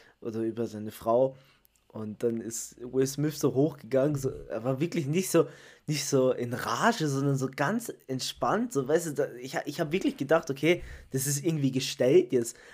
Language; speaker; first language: German; early bilingual, other home language; Italian